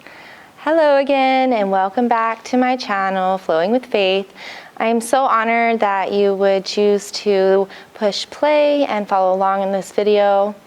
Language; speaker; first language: English; native; English